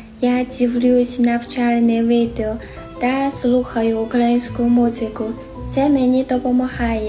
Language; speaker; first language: Ukrainian; non-native, learner; Chinese